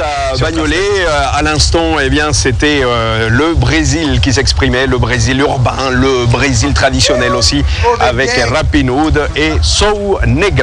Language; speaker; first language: French; native; French